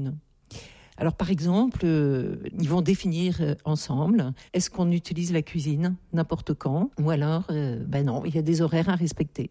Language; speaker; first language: French; native; French